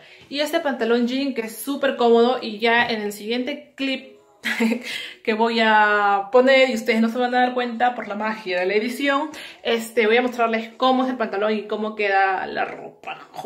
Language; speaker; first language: Spanish; native; Spanish